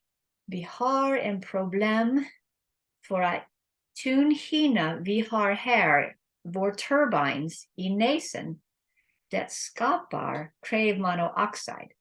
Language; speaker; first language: Swedish; non-native, learner; English